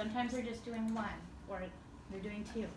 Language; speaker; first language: English; native; English